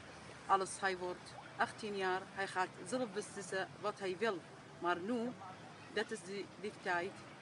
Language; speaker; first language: Dutch; non-native, learner; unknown